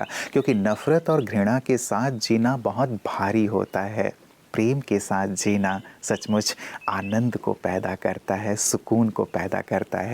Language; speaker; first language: Hindi; native; Hindi